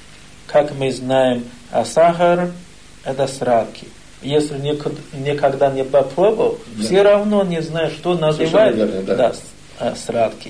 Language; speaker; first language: Russian; non-native, learner; Chinese